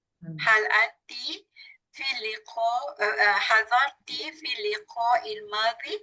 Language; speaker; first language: Arabic; non-native, learner; Malay